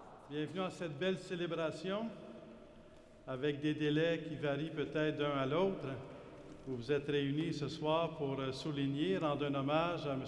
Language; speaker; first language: French; native; French